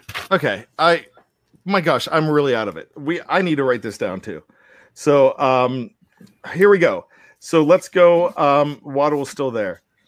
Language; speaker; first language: English; native; English